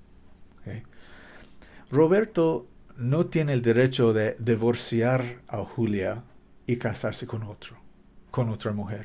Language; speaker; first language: Spanish; non-native, learner; English